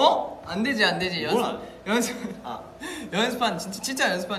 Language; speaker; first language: Korean; native; Korean